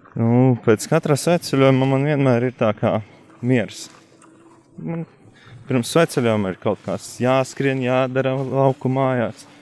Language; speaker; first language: Latvian; native; Latvian